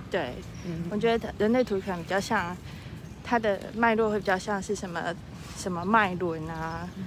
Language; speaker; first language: Chinese; native; Chinese